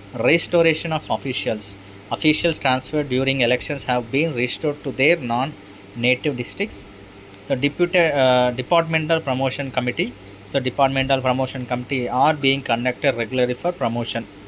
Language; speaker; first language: English; non-native, local second language; Telugu